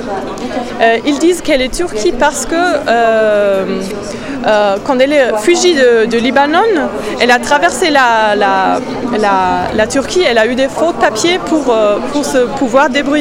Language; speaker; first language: French; non-native, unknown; German